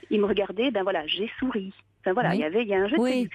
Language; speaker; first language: French; native; French